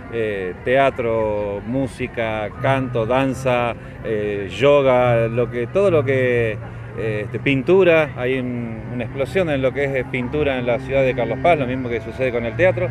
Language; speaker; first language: Spanish; native; Spanish